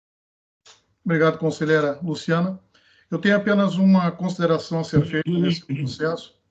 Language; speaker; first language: Portuguese; native; Portuguese